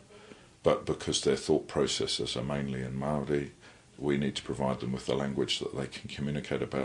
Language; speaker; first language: English; native; English